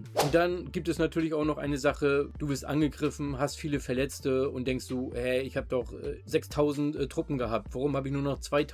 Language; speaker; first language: German; native; German